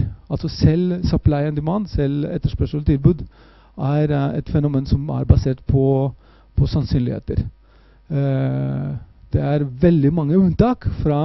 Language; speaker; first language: Norwegian; non-native, fluent; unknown